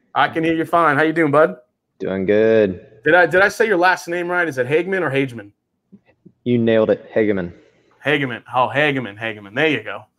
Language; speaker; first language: English; native; English